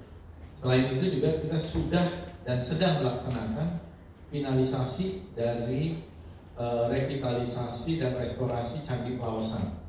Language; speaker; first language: Indonesian; native; Indonesian